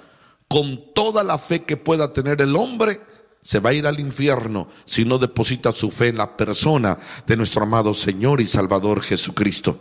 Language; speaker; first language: Spanish; native; Spanish